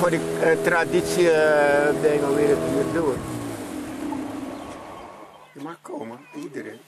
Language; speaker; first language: Dutch; non-native, local second language; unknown